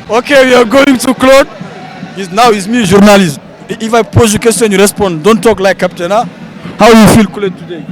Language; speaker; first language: English; non-native, learner; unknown